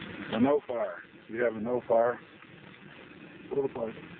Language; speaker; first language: English; native; English